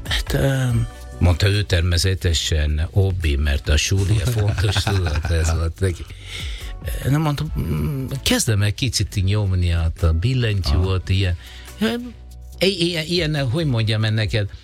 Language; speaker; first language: Hungarian; non-native, fluent; Italian